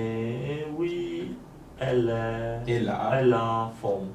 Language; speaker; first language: French; non-native, learner; Polish